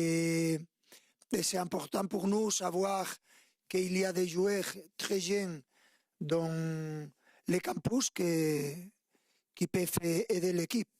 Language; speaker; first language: French; non-native, fluent; Spanish